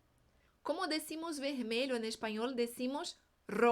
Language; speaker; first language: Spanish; non-native, fluent; Portuguese